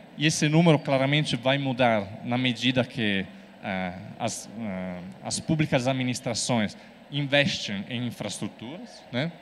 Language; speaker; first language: Portuguese; non-native, fluent; Italian